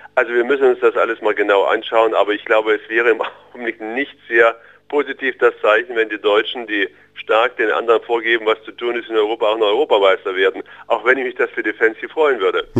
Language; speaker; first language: German; early bilingual, other home language; Russian